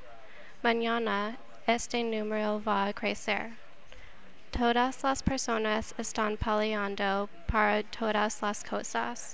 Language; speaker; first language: Spanish; non-native, learner; English